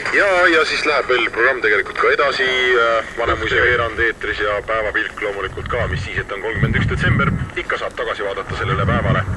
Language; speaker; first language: Estonian; native; Estonian